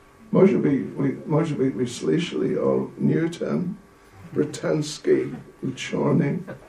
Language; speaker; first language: Russian; non-native, learner; English